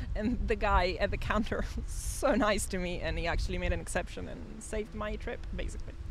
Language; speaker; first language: English; non-native, fluent; Italian